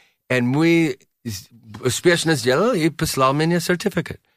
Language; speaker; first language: Russian; non-native, learner; English